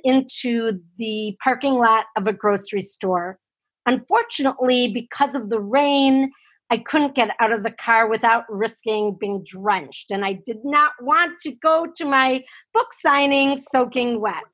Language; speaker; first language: English; native; English